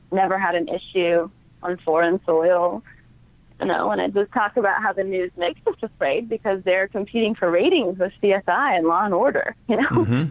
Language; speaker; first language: English; native; English